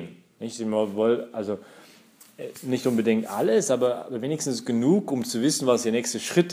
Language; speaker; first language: German; native; German